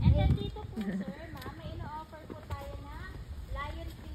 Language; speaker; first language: Filipino; native; Filipino